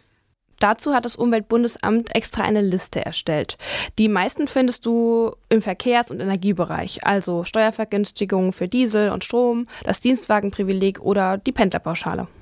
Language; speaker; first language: German; native; German